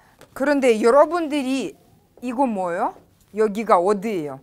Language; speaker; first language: Korean; non-native, fluent; Russian